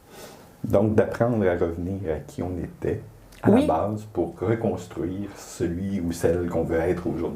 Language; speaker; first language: French; native; French